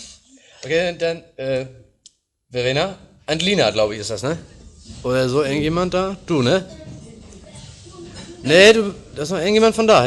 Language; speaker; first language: German; native; German